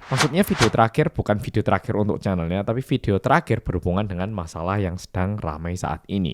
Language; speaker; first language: Indonesian; early bilingual, other home language; Korean